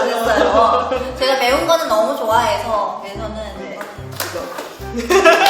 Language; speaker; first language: Korean; non-native, learner; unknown